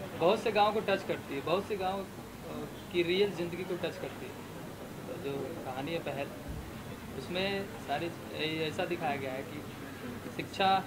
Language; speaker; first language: Hindi; native; Hindi